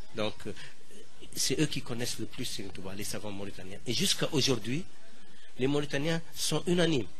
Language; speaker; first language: French; non-native, local second language; Arabic